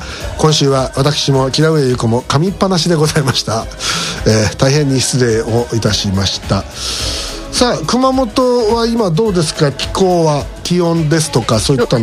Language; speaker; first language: Japanese; native; Japanese